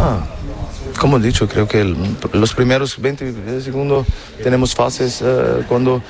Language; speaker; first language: Spanish; non-native, learner; German